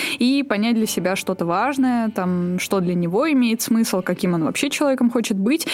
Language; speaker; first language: Russian; native; Russian